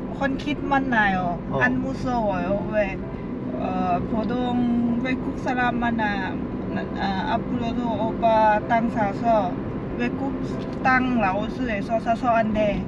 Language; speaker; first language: Korean; non-native, learner; Lao